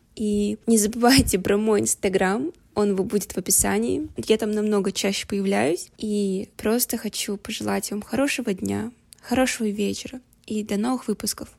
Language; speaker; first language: Russian; native; Russian